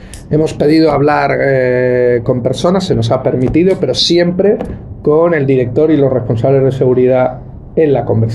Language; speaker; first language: Spanish; native; Spanish